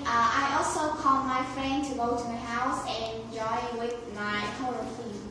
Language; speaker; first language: English; non-native, learner; Vietnamese